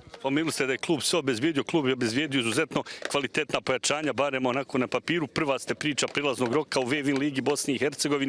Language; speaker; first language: Bosnian; native; Bosnian